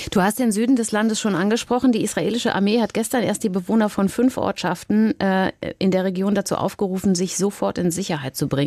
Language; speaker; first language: German; native; German